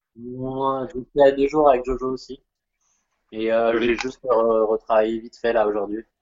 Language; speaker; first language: French; native; French